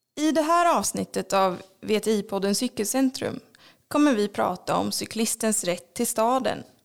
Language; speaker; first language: Swedish; native; Swedish